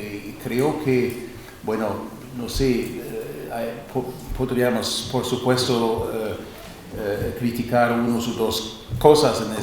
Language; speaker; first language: Spanish; non-native, fluent; German